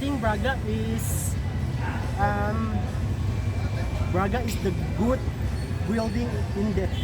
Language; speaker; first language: English; non-native, learner; Indonesian